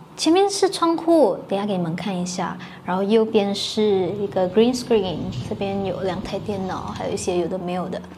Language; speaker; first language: Chinese; native; Chinese